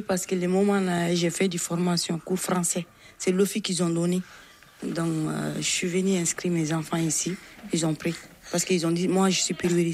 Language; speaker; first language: French; non-native, learner; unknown